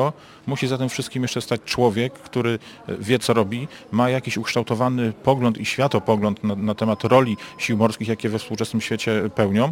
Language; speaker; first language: Polish; native; Polish